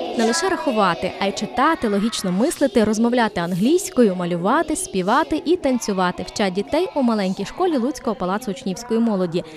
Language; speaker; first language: Ukrainian; native; Ukrainian